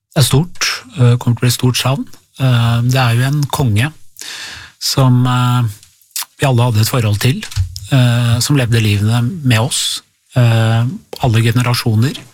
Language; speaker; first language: Norwegian; early bilingual, other home language; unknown